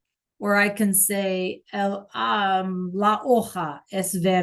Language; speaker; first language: Spanish; non-native, fluent; English